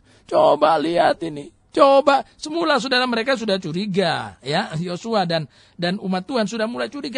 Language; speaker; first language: Indonesian; native; Indonesian